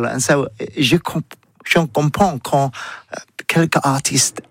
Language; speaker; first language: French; non-native, learner; English